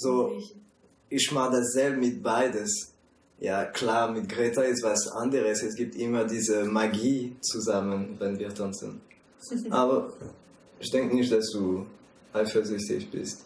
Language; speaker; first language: German; non-native, learner; French